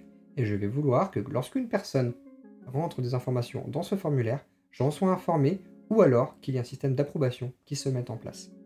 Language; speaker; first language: French; native; French